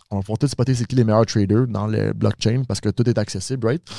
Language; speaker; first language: French; native; French